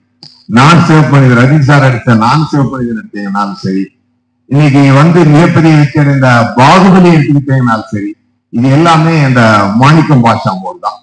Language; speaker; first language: Tamil; native; Tamil